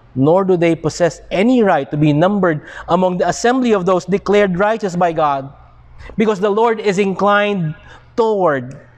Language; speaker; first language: English; non-native, local second language; Filipino